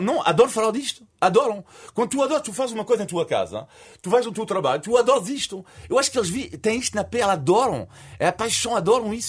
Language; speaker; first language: Portuguese; non-native, fluent; French